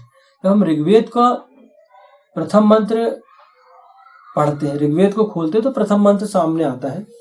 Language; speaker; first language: Hindi; native; Hindi